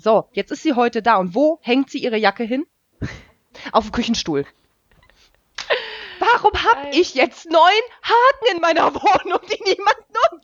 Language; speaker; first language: German; native; German